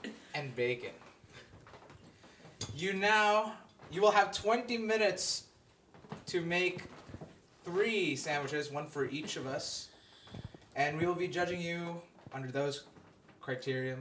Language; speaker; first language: English; non-native, local second language; Filipino